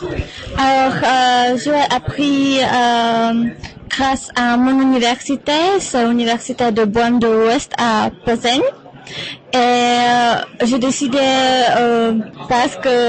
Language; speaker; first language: French; non-native, fluent; Czech